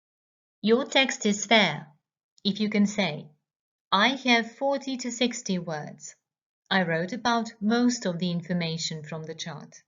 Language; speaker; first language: English; non-native, fluent; Croatian